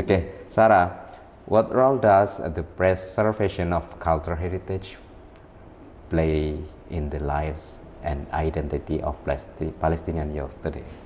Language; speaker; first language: English; non-native, learner; Indonesian